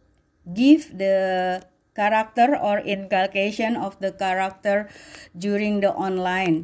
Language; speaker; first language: English; non-native, learner; Indonesian